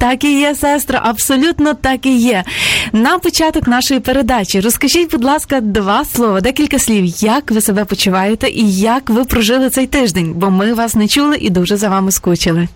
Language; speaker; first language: Ukrainian; native; Ukrainian